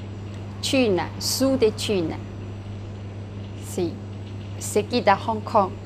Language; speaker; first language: Spanish; non-native, learner; Chinese